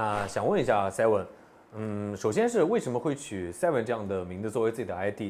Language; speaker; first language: Chinese; native; Chinese